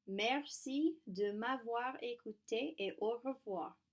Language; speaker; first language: French; non-native, learner; English